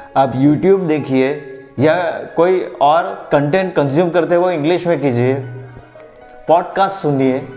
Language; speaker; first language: Hindi; non-native, local second language; Gujarati